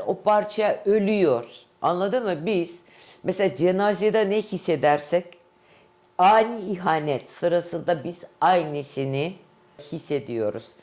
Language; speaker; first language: Turkish; non-native, fluent; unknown